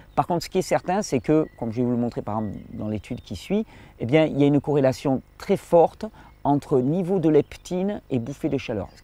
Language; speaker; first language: French; native; French